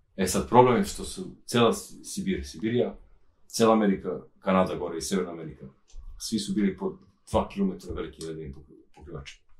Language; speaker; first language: Serbian; non-native, local second language; Romanian